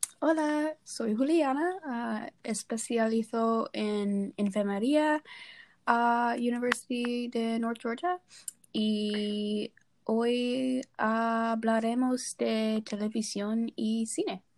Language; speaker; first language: Spanish; non-native, learner; English